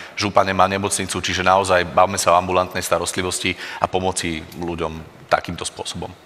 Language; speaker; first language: Slovak; native; Slovak